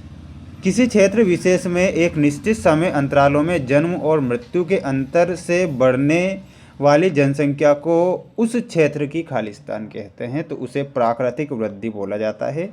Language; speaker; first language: Hindi; native; Hindi